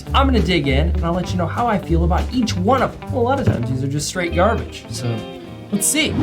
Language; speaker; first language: English; native; English